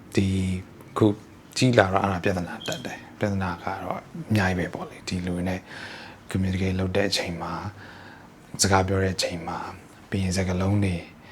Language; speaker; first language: Burmese; early bilingual, heritage; Burmese